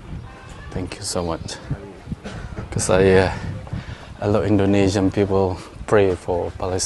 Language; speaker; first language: English; non-native, learner; Indonesian